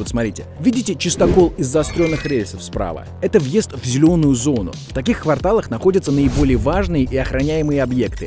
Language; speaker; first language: Russian; native; Russian